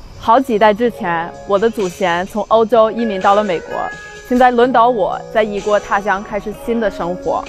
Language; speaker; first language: Chinese; non-native, fluent; English